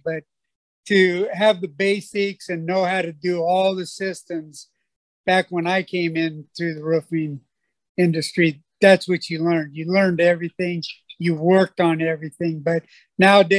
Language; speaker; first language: English; native; English